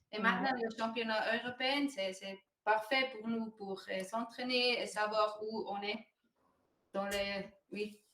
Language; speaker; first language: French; non-native, learner; German